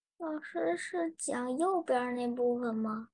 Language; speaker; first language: Chinese; early bilingual, heritage; Chinese